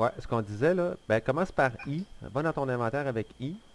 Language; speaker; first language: French; native; French